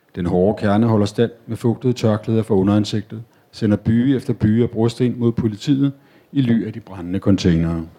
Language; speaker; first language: Danish; native; Danish